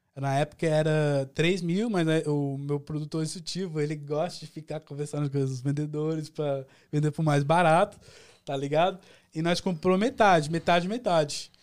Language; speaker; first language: Portuguese; early bilingual, heritage; Portuguese